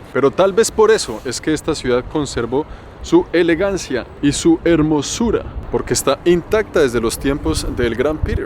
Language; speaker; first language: Spanish; native; Spanish